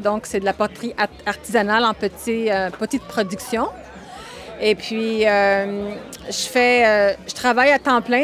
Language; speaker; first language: French; native; French